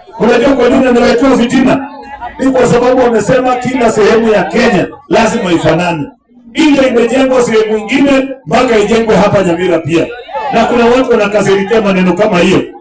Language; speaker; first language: Swahili; non-native, local second language; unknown